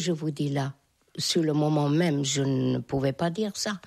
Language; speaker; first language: French; non-native, fluent; Hungarian